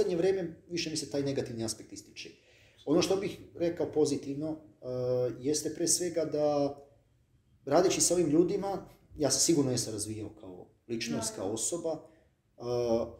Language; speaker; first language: Serbian; native; Serbian